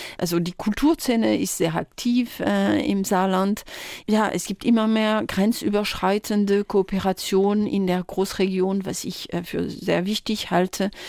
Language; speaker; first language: German; non-native, fluent; French